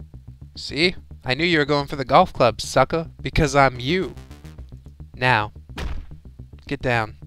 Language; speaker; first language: English; native; English